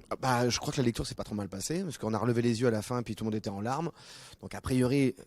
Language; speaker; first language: French; native; French